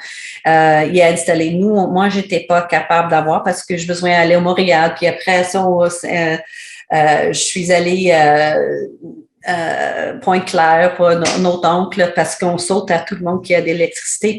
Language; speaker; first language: French; non-native, learner; English